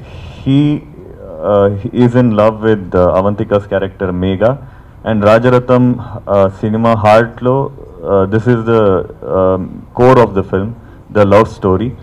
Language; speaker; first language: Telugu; non-native, learner; Kannada